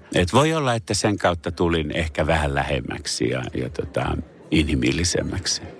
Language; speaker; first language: Finnish; native; Finnish